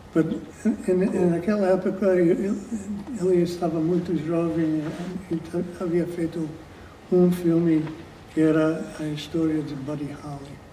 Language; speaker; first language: Portuguese; non-native, fluent; English